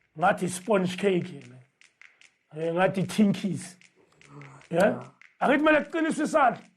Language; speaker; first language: Zulu; native; Zulu